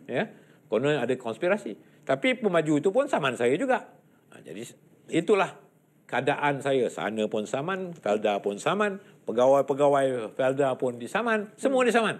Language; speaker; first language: Malay; native; Malay